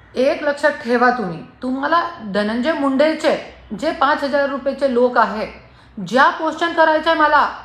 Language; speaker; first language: Marathi; non-native, local second language; Hindi